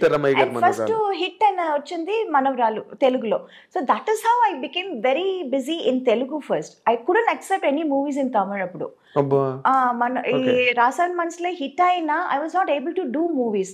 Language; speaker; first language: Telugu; non-native, local second language; Tamil